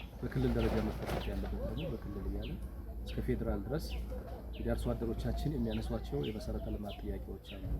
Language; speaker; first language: Amharic; native; Amharic